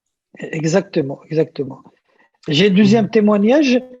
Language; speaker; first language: French; non-native, local second language; Arabic